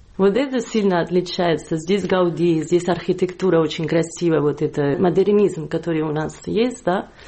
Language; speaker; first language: Russian; non-native, fluent; Catalan